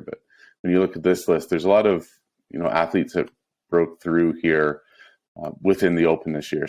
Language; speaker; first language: English; native; English